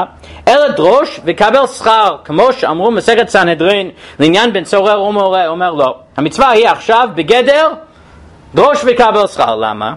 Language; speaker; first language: Hebrew; non-native, fluent; English